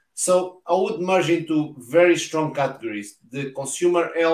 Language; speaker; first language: English; non-native, fluent; Portuguese